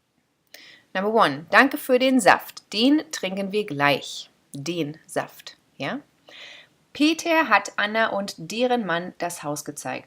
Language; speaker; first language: German; non-native, fluent; English